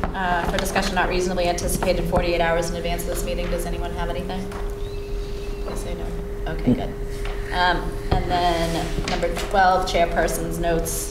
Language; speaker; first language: English; native; English